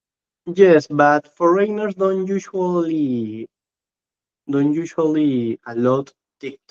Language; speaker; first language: English; non-native, learner; Spanish